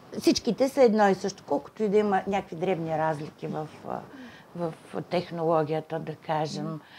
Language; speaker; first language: Bulgarian; native; Bulgarian